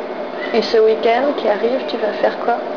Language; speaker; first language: French; native; French